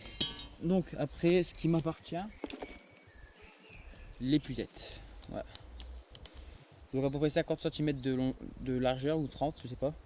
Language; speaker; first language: French; native; French